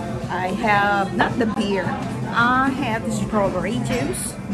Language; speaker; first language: English; non-native, local second language; Filipino